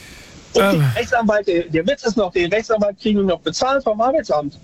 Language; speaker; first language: German; native; German